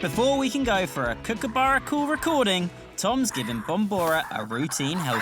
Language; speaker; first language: English; native; English